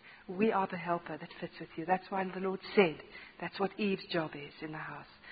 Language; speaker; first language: English; non-native, local second language; Afrikaans